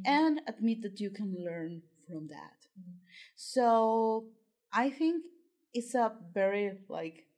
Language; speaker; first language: English; non-native, fluent; Spanish